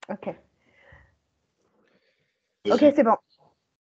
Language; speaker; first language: French; native; French